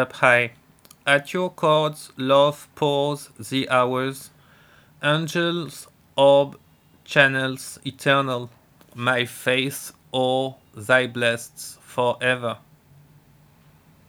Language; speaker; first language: English; non-native, fluent; French